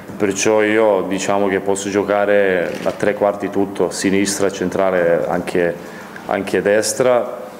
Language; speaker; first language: Italian; non-native, fluent; Serbian